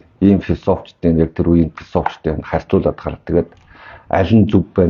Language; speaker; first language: Mongolian; native; Mongolian